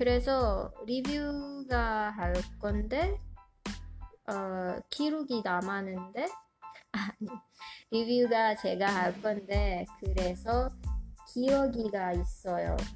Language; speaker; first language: Korean; non-native, learner; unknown